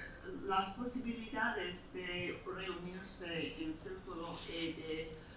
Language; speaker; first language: Spanish; non-native, fluent; English